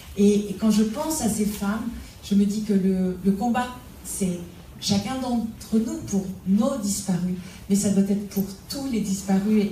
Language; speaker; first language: French; native; French